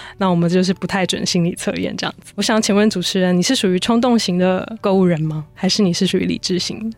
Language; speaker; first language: Chinese; native; Chinese